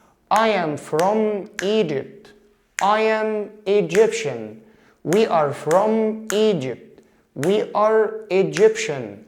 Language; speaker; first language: English; non-native, fluent; Arabic